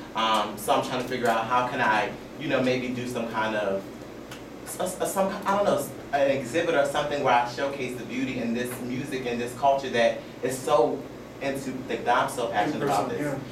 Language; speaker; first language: English; native; English